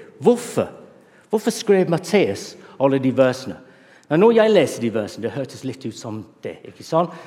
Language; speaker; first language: Norwegian; non-native, fluent; English